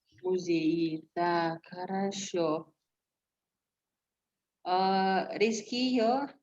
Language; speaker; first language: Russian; non-native, fluent; Indonesian